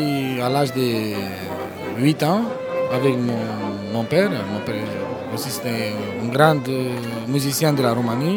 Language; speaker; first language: French; non-native, learner; Romanian